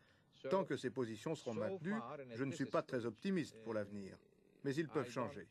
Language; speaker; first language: French; non-native, fluent; Turkish